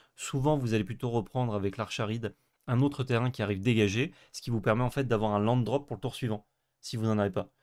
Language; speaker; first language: French; native; French